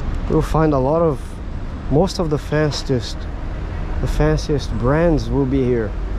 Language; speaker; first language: English; non-native, fluent; Portuguese